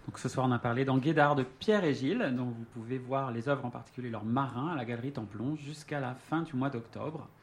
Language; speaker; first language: French; native; French